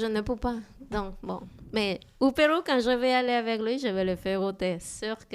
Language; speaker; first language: French; non-native, learner; Spanish